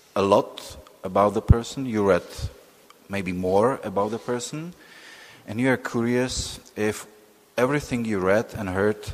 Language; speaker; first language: English; non-native, fluent; Czech